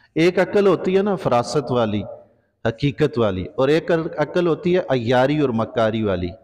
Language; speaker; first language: Urdu; non-native, local second language; Punjabi